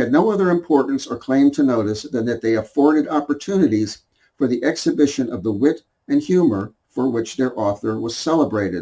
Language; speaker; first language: English; native; English